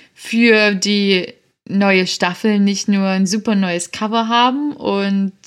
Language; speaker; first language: German; native; German